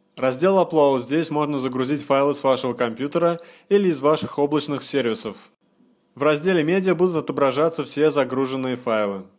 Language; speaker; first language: Russian; native; Russian